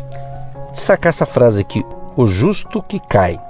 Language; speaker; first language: Portuguese; native; Portuguese